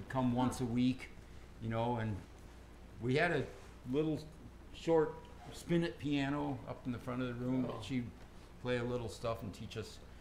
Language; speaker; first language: English; native; English